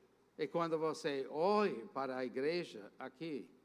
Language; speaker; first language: Portuguese; non-native, fluent; English